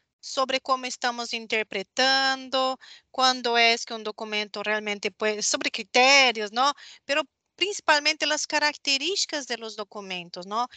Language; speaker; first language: Spanish; non-native, fluent; Portuguese